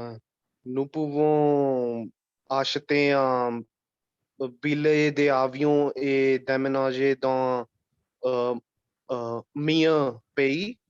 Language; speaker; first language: French; non-native, learner; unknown